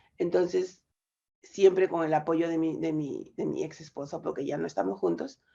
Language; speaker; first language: Spanish; native; Spanish